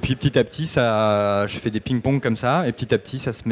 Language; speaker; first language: French; native; French